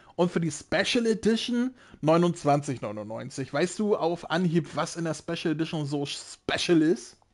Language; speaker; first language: German; native; German